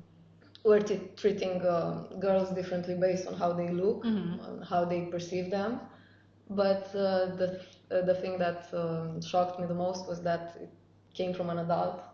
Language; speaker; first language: English; non-native, fluent; Romanian